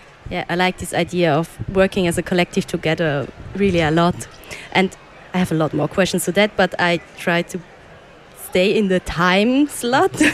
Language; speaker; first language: English; non-native, fluent; German